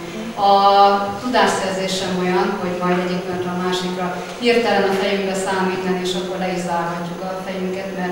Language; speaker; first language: Hungarian; native; Hungarian